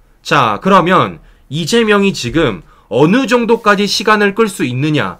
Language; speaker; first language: Korean; native; Korean